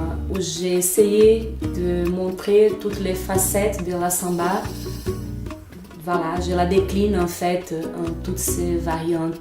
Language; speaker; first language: French; non-native, fluent; Portuguese